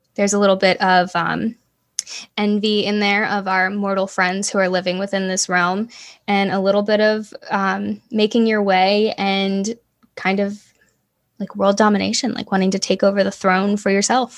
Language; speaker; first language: English; native; English